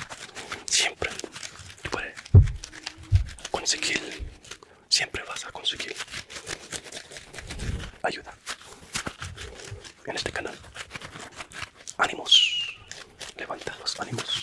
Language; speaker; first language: Spanish; non-native, fluent; English